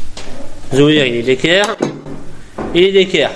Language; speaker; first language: French; native; French